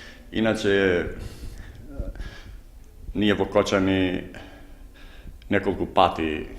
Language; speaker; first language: Macedonian; native; Macedonian